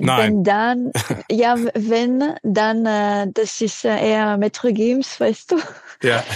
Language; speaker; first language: German; non-native, fluent; French